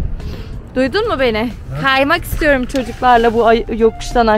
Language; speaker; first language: Turkish; early bilingual, heritage; Turkish